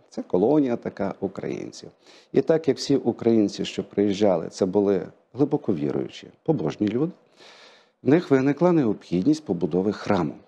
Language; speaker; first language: Ukrainian; native; Ukrainian